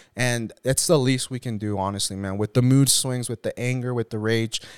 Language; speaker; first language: English; early bilingual, other home language; Spanish